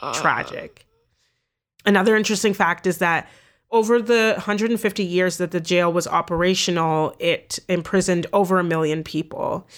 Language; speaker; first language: English; native; English